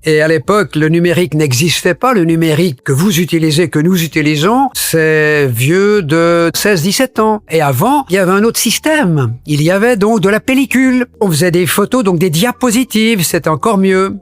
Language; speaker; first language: French; native; French